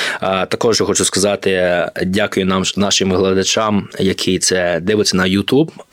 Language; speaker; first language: Ukrainian; early bilingual, heritage; Ukrainian